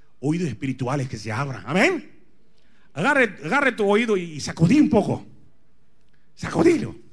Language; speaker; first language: Spanish; non-native, fluent; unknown